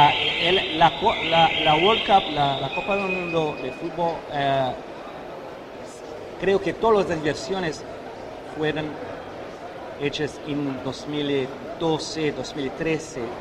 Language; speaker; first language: Spanish; non-native, fluent; Portuguese